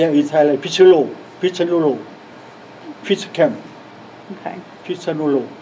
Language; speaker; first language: English; non-native, learner; Lao